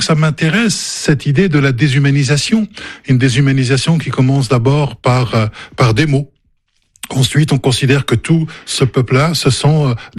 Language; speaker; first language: French; non-native, local second language; Arabic